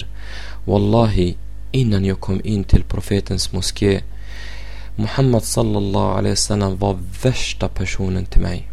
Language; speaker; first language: Swedish; non-native, fluent; Arabic